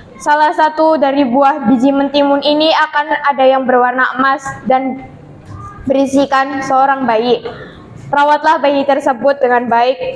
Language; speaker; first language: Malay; non-native, local second language; Javanese